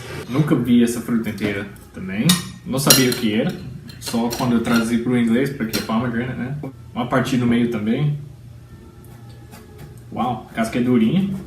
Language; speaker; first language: Portuguese; non-native, fluent; English